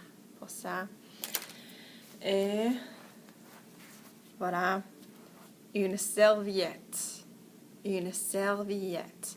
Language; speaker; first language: French; non-native, fluent; English